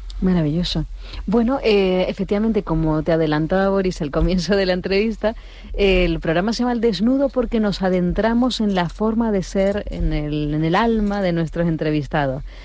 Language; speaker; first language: Spanish; native; Spanish